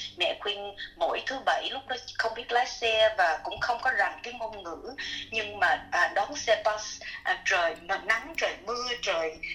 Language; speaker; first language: Vietnamese; native; Vietnamese